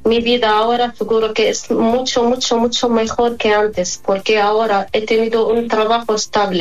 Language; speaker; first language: Spanish; non-native, fluent; Arabic